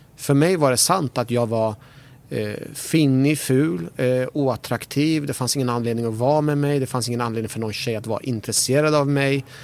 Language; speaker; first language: Swedish; early bilingual, other home language; Persian